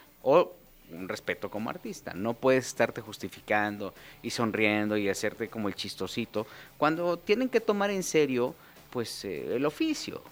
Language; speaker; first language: Spanish; native; Spanish